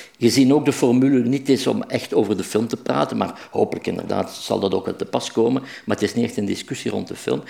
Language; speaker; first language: Dutch; native; Dutch